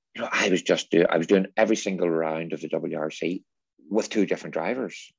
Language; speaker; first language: English; native; English